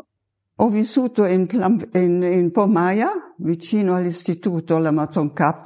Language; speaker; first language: Italian; non-native, fluent; German